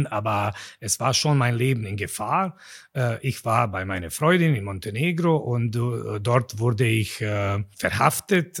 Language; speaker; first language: German; non-native, fluent; Bosnian